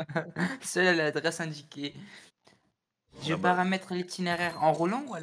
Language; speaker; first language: French; native; French